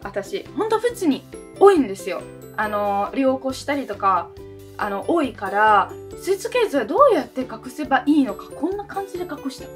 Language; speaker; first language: Japanese; non-native, fluent; Italian